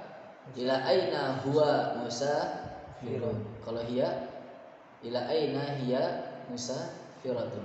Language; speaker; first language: Arabic; non-native, fluent; Indonesian